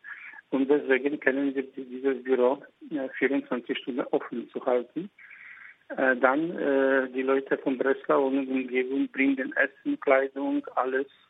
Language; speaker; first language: German; non-native, fluent; Polish